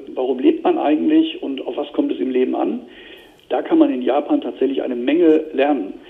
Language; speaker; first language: German; native; German